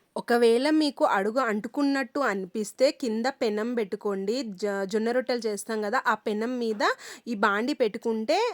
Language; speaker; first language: Telugu; native; Telugu